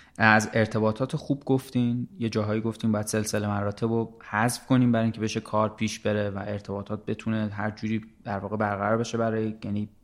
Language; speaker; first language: Persian; native; Persian